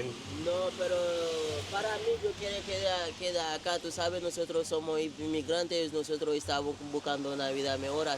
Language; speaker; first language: Spanish; non-native, fluent; Haitian Creole